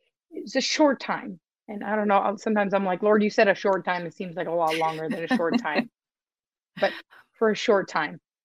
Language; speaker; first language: English; early bilingual, other home language; Spanish